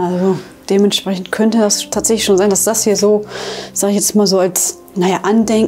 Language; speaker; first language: German; native; German